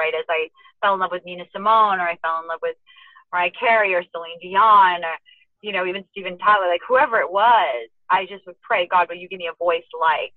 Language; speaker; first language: English; native; English